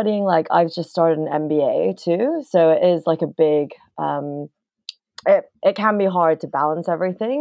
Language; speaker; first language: English; non-native, local second language; Cantonese